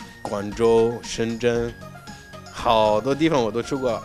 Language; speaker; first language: Chinese; non-native, fluent; Arabic